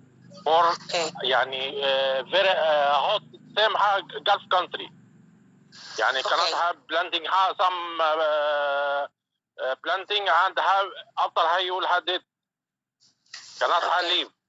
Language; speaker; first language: English; non-native, learner; Arabic